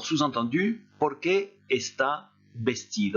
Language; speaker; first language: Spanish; non-native, fluent; French